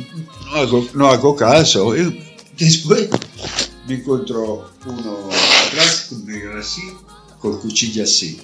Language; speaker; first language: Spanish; non-native, learner; Italian